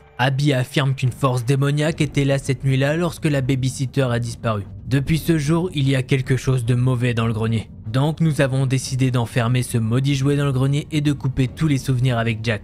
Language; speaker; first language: French; native; French